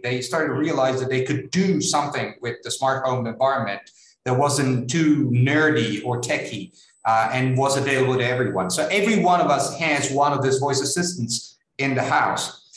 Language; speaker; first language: English; non-native, fluent; Italian